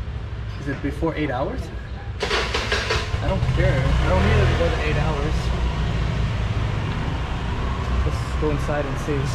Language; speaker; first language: English; early bilingual, other home language; Vietnamese